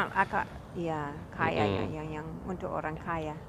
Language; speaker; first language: Indonesian; non-native, fluent; English